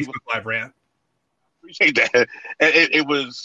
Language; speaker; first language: English; native; English